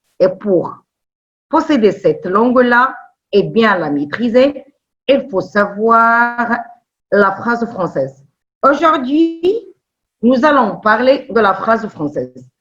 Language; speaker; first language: French; non-native, local second language; Arabic